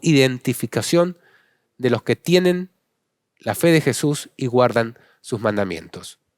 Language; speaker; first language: Spanish; native; Spanish